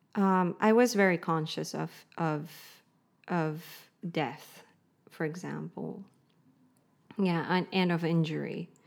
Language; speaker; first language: English; native; English